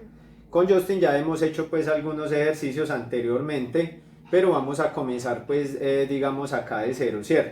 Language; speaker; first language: Spanish; native; Spanish